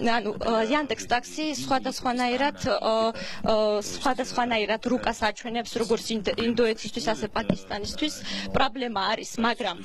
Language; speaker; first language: Georgian; non-native, local second language; Russian